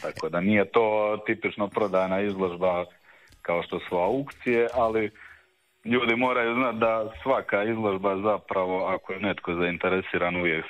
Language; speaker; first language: Croatian; native; Croatian